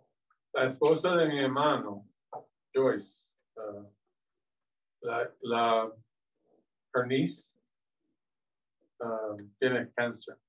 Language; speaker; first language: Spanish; non-native, learner; English